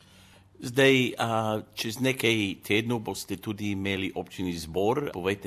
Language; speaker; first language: Slovenian; native; Slovenian